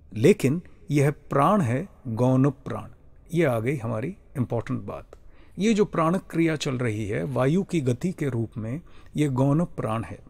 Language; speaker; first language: Hindi; native; Hindi